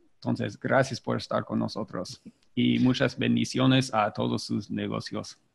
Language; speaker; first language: Spanish; non-native, fluent; English